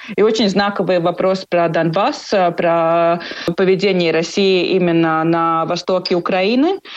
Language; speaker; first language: Russian; non-native, local second language; Latvian